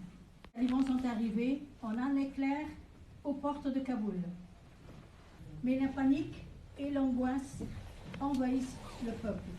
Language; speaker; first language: French; non-native, fluent; Persian